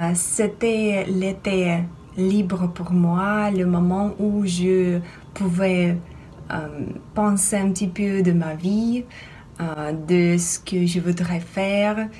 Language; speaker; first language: French; non-native, fluent; Russian